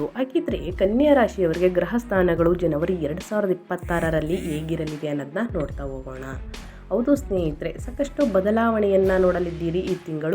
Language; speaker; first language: Kannada; native; Kannada